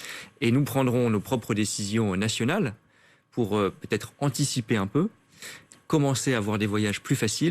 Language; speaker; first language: French; native; French